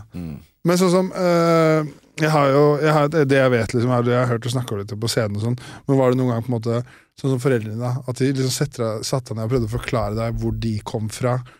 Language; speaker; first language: Norwegian; native; Norwegian